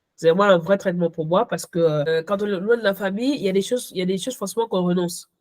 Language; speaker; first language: French; early bilingual, other home language; Ghomala